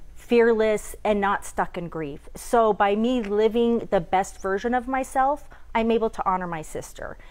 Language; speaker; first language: English; native; English